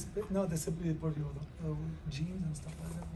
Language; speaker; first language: Portuguese; non-native, learner; French